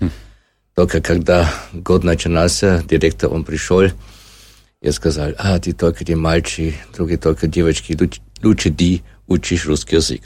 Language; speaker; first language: Russian; non-native, learner; German